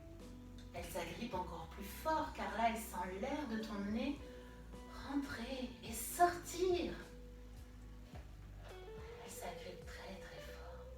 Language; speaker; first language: French; native; French